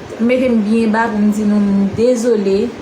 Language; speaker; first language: French; non-native, local second language; Haitian Creole